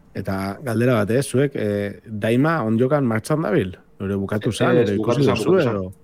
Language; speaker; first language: Basque; native; Basque